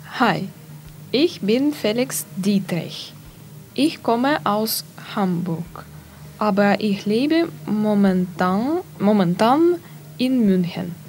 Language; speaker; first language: German; non-native, learner; Russian